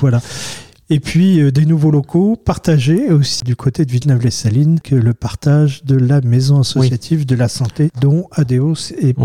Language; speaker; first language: French; native; French